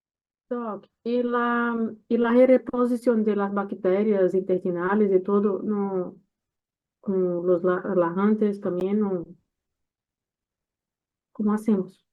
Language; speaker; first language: Spanish; non-native, fluent; Portuguese